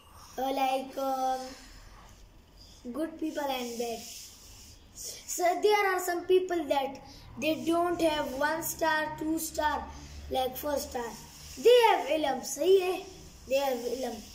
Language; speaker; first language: English; non-native, learner; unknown